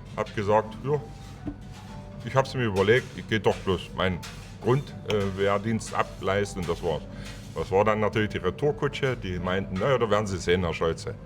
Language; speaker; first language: German; non-native, local second language; Upper Sorbian